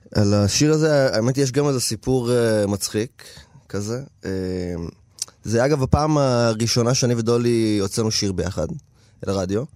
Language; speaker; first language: Hebrew; native; Hebrew